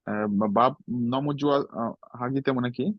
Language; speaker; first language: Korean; non-native, learner; Bangla